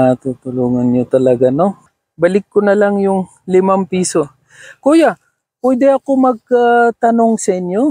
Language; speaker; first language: Filipino; non-native, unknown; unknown